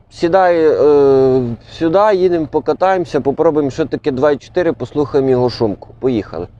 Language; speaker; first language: Ukrainian; native; Ukrainian